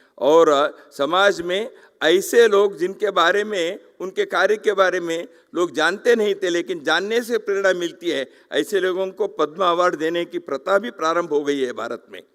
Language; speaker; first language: Hindi; non-native, local second language; Kannada